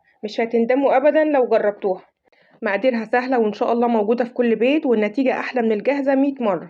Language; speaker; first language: Arabic; native; Arabic